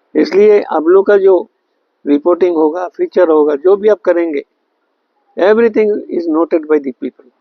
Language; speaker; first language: Hindi; non-native, local second language; Bangla